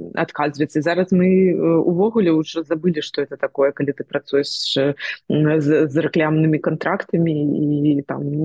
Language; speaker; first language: Belarusian; non-native, local second language; Russian